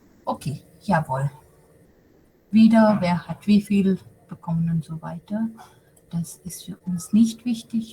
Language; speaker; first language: German; non-native, fluent; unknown